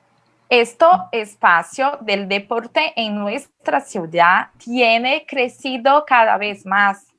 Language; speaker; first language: Spanish; non-native, fluent; Portuguese